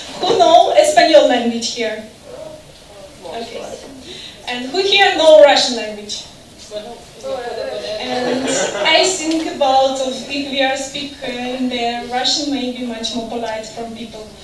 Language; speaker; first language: English; non-native, learner; Russian